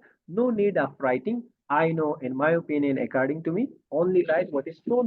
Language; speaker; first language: English; non-native, fluent; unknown